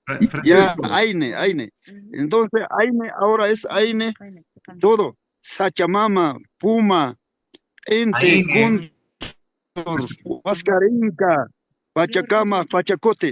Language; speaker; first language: Spanish; non-native, local second language; Quechua